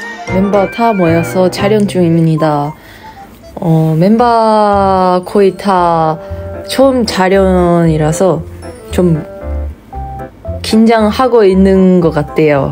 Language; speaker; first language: Korean; non-native, fluent; Japanese